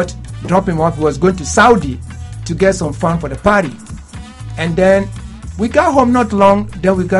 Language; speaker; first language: English; non-native, local second language; Hausa